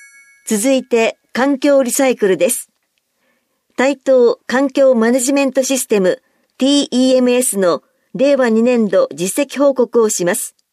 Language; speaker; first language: Japanese; native; Japanese